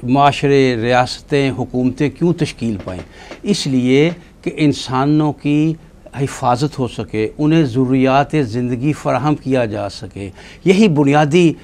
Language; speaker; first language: Hindi; native; Hindi